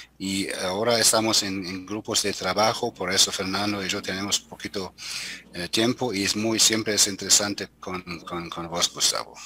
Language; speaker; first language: Spanish; non-native, fluent; German